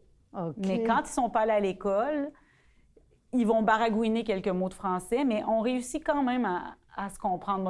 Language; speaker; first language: French; native; French